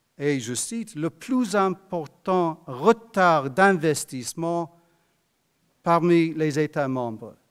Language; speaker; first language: French; non-native, fluent; English